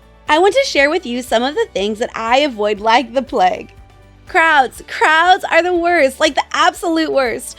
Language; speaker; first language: English; native; English